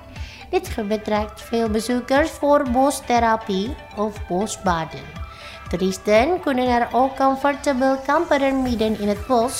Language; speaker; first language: Dutch; non-native, fluent; Indonesian